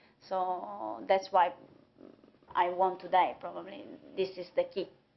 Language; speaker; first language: English; non-native, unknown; Italian